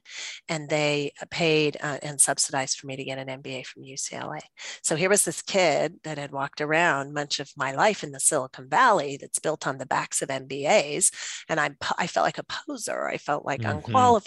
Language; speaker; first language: English; native; English